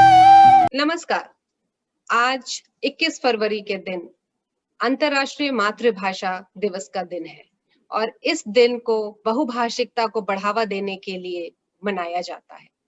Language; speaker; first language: Hindi; native; Hindi